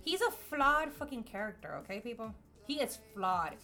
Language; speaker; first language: English; non-native, local second language; Spanish